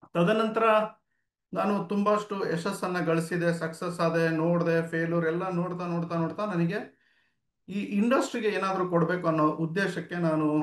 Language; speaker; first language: Kannada; native; Kannada